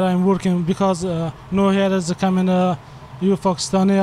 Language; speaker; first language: English; non-native, learner; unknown